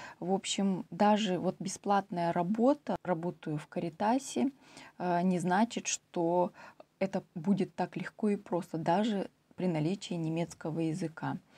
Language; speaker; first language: Russian; native; Russian